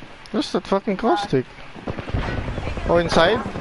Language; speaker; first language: English; non-native, local second language; Filipino